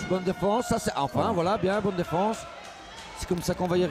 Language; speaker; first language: French; native; French